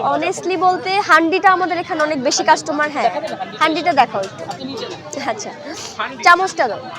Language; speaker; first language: Bangla; native; Bangla